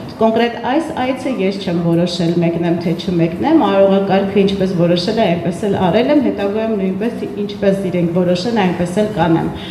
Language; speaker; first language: Armenian; native; Armenian